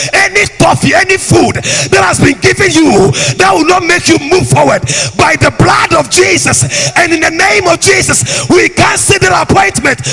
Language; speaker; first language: English; non-native, local second language; Akan